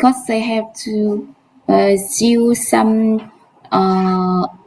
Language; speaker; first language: English; non-native, learner; Vietnamese